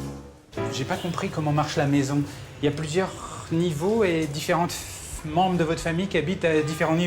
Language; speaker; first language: French; native; French